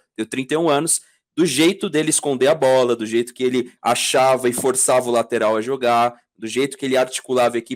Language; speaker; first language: Portuguese; native; Portuguese